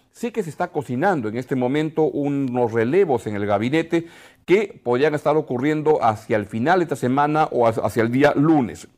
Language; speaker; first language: Spanish; native; Spanish